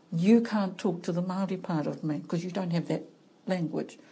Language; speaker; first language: English; native; English